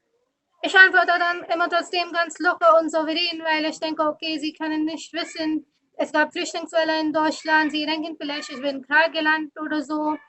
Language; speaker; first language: German; early bilingual, other home language; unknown